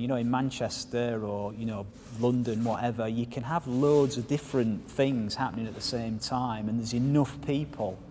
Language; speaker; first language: English; native; English